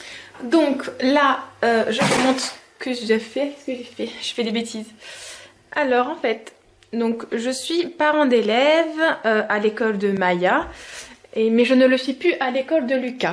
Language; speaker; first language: French; native; French